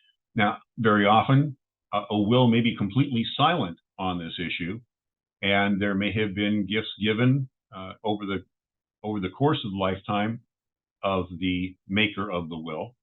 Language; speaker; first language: English; native; English